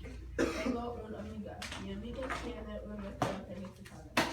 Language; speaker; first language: Spanish; non-native, learner; English